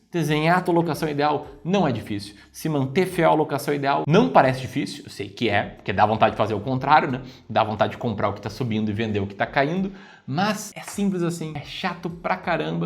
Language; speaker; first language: Portuguese; native; Portuguese